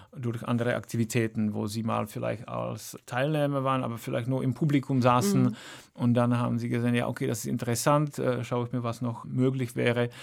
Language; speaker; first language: German; non-native, fluent; Czech